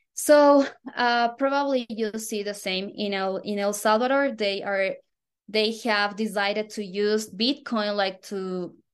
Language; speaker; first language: English; non-native, fluent; Spanish